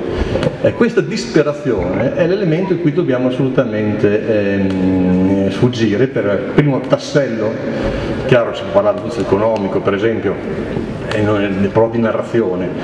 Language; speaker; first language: Italian; native; Italian